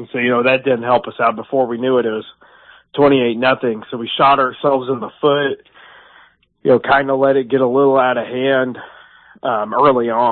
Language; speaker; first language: English; native; English